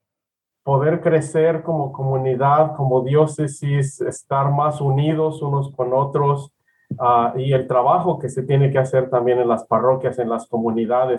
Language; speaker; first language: Spanish; native; Spanish